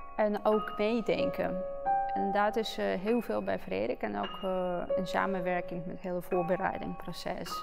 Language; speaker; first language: Dutch; non-native, fluent; Russian